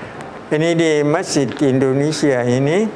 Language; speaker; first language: Indonesian; early bilingual, heritage; Thai